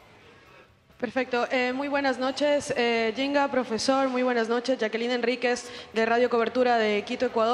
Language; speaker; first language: Spanish; native; Spanish